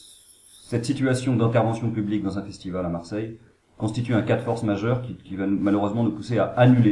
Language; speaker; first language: French; native; French